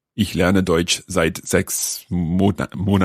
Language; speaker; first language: German; non-native, learner; English